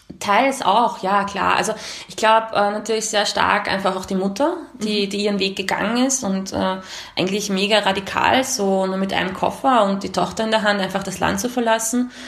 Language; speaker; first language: German; early bilingual, other home language; Hungarian